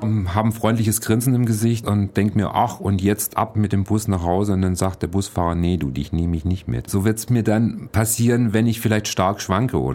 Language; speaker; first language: German; native; German